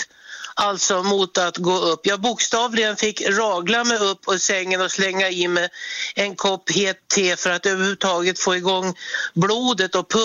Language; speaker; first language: Swedish; native; Swedish